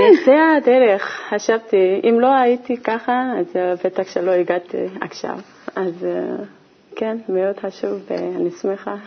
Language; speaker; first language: Hebrew; non-native, learner; Korean